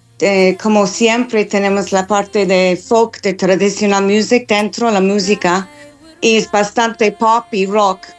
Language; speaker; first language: Spanish; non-native, fluent; English